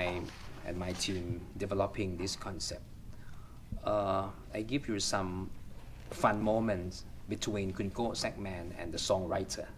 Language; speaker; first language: English; non-native, fluent; Thai